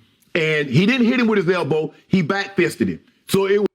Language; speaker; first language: English; native; English